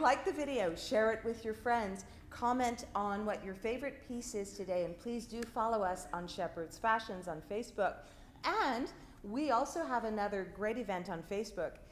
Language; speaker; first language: English; native; English